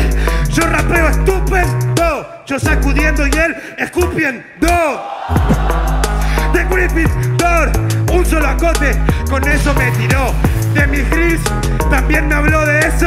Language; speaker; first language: Spanish; native; Spanish